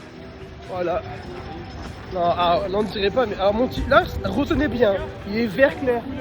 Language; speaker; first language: French; native; French